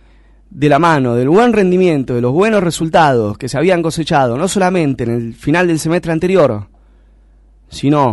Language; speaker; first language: Spanish; native; Spanish